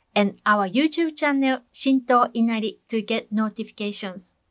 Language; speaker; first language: English; non-native, fluent; Japanese